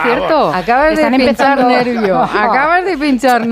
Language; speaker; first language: Spanish; native; Spanish